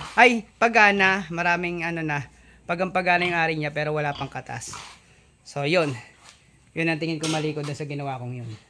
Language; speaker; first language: Filipino; native; Filipino